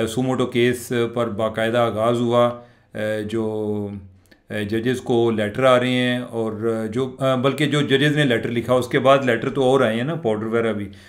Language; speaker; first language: Urdu; non-native, local second language; Punjabi